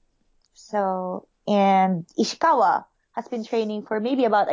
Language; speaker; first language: English; non-native, local second language; Filipino